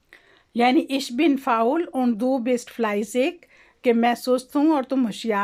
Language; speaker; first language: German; non-native, learner; Urdu